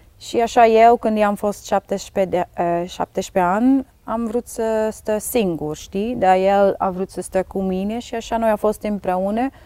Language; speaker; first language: Romanian; non-native, learner; Dutch